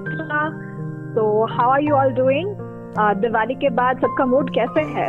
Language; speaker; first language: English; non-native, local second language; Bangla